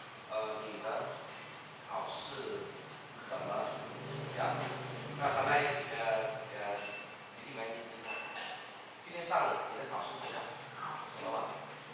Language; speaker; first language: Chinese; non-native, fluent; Vietnamese